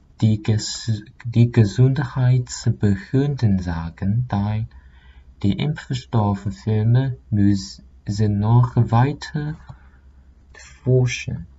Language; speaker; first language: German; non-native, learner; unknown